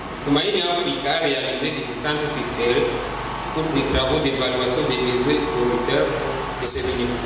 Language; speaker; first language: French; non-native, local second language; Swahili